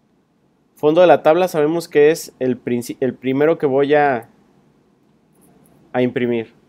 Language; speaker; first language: Spanish; native; Spanish